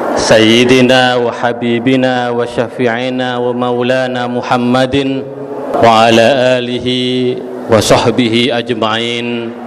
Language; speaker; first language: Indonesian; non-native, local second language; Madurese